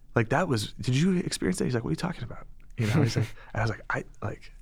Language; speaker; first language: English; native; English